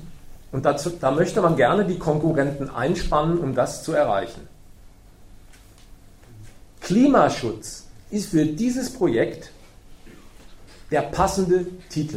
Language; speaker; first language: German; native; German